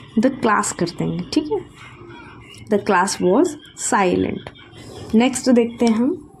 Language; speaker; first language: Hindi; native; Hindi